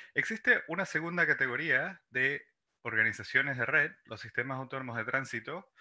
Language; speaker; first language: Spanish; native; Spanish